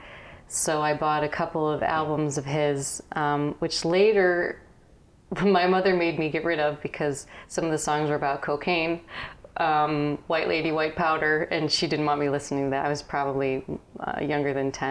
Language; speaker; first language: English; native; English